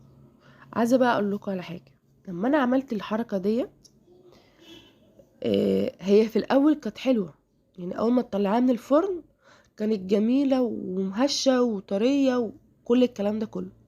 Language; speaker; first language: Arabic; native; Arabic